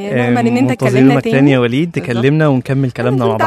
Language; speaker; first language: Arabic; native; Arabic